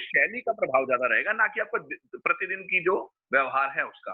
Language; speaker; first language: Hindi; native; Hindi